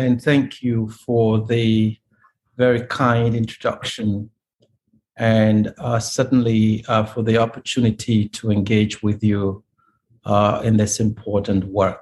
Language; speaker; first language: English; non-native, local second language; Igbo